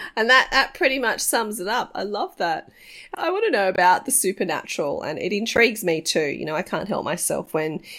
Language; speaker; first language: English; native; English